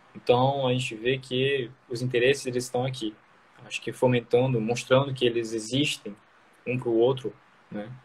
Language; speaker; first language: Portuguese; non-native, fluent; French